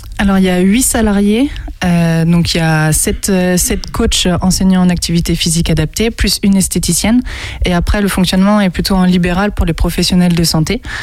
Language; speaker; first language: French; native; French